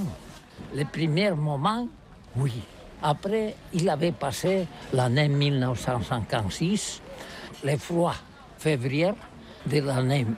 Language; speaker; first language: French; non-native, learner; Catalan